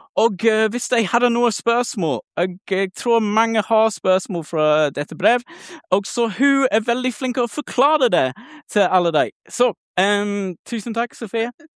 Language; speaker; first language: Norwegian; non-native, learner; English